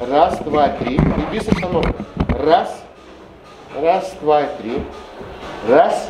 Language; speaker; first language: Russian; non-native, fluent; Greek